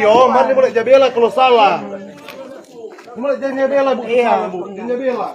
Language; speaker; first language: Malay; native; Malay